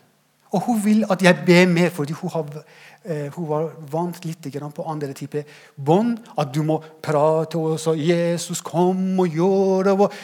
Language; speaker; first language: Norwegian; non-native, fluent; Persian